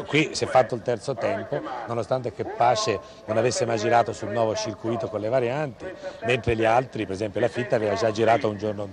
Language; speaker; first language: Italian; native; Italian